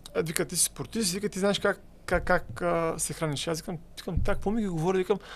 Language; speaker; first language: Bulgarian; native; Bulgarian